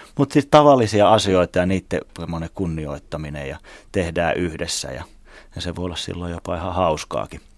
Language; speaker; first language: Finnish; native; Finnish